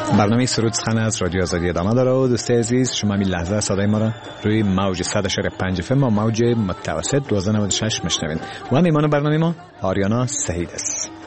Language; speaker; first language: Persian; native; Persian